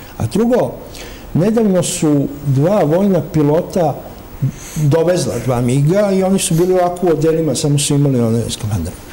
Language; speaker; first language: Serbian; native; Serbian